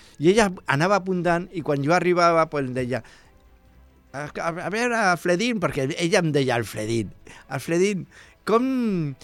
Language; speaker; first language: Catalan; non-native, local second language; Spanish